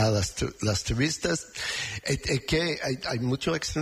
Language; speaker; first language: Spanish; non-native, learner; English